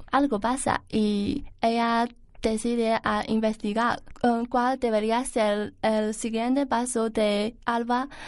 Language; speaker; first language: Spanish; non-native, learner; Chinese